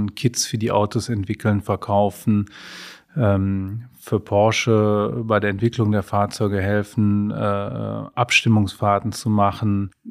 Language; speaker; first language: German; native; German